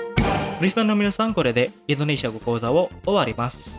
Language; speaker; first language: Japanese; non-native, fluent; Indonesian